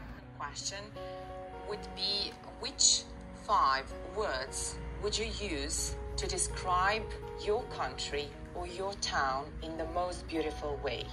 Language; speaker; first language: English; non-native, fluent; Serbian